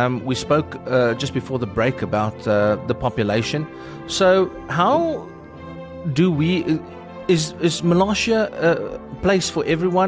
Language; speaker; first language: English; non-native, local second language; Afrikaans